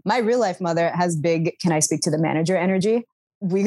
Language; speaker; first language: English; early bilingual, other home language; Arabic